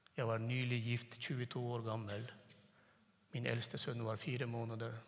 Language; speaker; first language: Norwegian; non-native, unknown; Turkmen